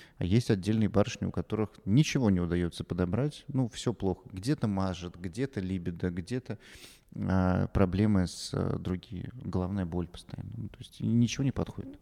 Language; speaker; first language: Russian; native; Russian